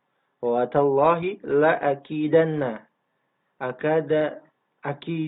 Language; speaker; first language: Arabic; non-native, fluent; Indonesian